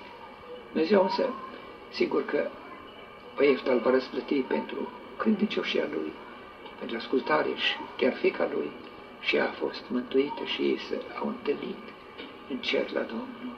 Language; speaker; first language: Romanian; native; Romanian